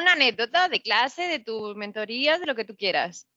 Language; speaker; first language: Spanish; native; Spanish